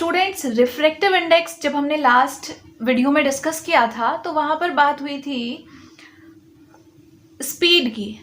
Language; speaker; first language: Hindi; native; Hindi